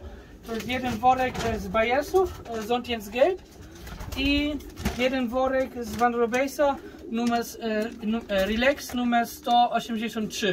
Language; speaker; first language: Polish; early bilingual, heritage; German